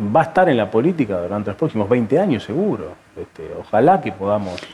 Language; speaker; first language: Spanish; native; Spanish